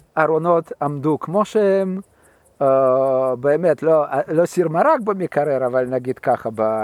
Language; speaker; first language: Hebrew; non-native, fluent; Russian